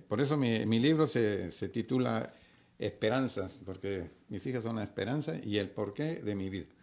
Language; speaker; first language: Spanish; native; Spanish